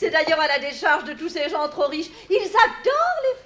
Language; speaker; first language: French; native; French